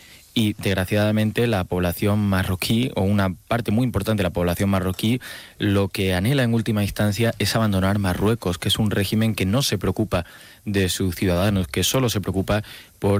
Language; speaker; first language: Spanish; native; Spanish